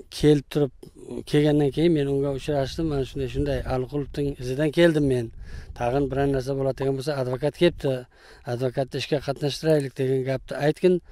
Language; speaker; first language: Uzbek; native; Uzbek